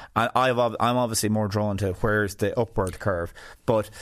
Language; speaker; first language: English; native; English